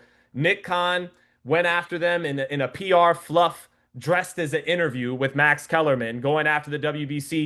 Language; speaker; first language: English; native; English